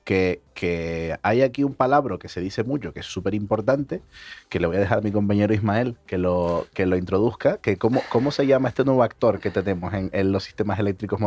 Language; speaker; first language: Spanish; native; Spanish